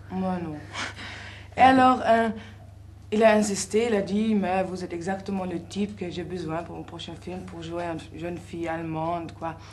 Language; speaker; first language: French; non-native, fluent; German